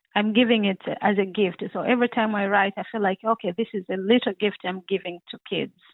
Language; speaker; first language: English; non-native, local second language; Swahili